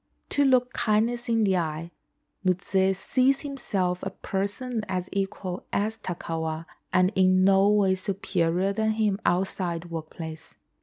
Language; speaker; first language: English; non-native, fluent; Chinese